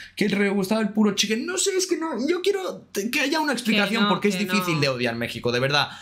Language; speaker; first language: Spanish; non-native, fluent; Ukrainian